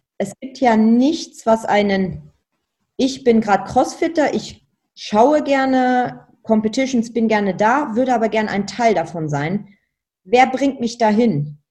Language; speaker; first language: German; non-native, local second language; Luxembourgish